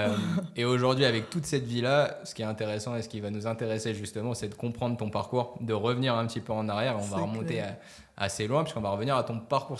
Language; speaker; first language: French; native; French